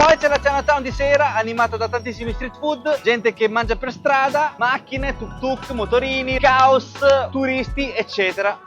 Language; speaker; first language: Italian; early bilingual, other home language; Chinese